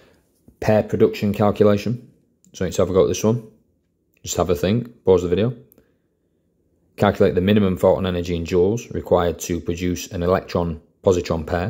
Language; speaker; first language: English; native; English